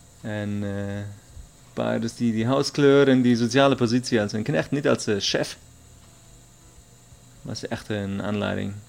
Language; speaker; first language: Dutch; non-native, learner; German